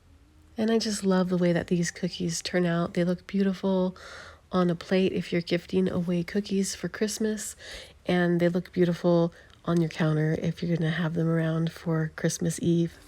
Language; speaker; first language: English; native; English